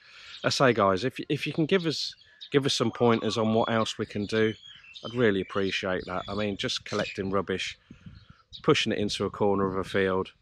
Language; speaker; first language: English; native; English